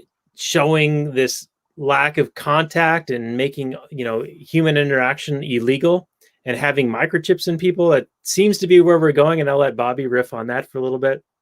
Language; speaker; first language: English; native; English